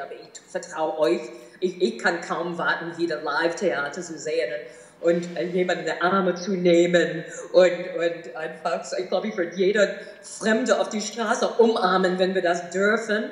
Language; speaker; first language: German; non-native, fluent; English